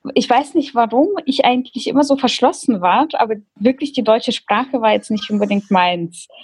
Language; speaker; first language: German; early bilingual, other home language; Russian